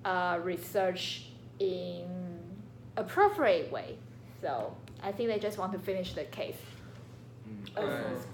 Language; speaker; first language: English; non-native, learner; Chinese